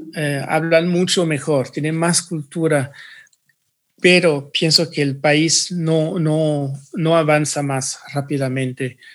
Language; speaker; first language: Spanish; early bilingual, heritage; Spanish